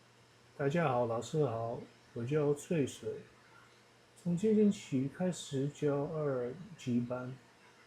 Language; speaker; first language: Chinese; non-native, learner; Dutch